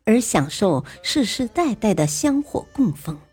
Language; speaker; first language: Chinese; native; Chinese